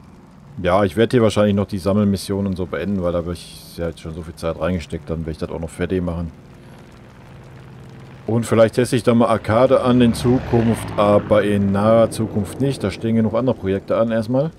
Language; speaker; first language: German; native; German